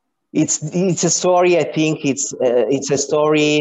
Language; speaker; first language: English; non-native, learner; Italian